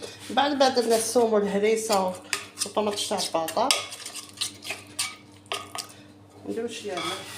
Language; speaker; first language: Arabic; native; Arabic